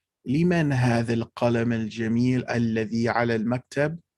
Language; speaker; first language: Arabic; non-native, fluent; English